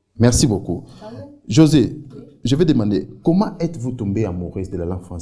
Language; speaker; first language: French; non-native, fluent; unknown